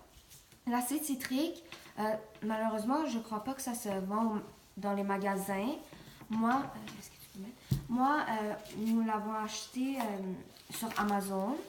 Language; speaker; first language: French; non-native, local second language; English